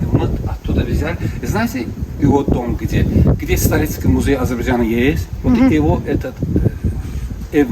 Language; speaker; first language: Russian; non-native, local second language; Azerbaijani